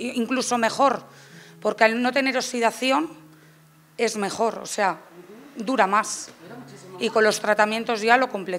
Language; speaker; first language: Spanish; native; Spanish